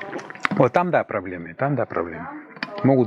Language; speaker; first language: Russian; non-native, fluent; Spanish